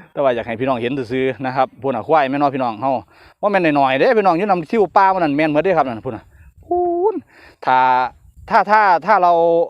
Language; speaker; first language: Thai; non-native, local second language; Northern Khmer